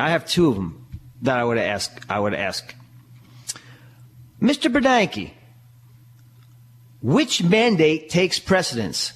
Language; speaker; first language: English; native; English